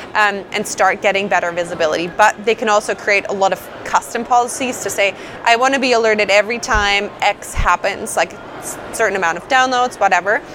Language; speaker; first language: English; non-native, fluent; German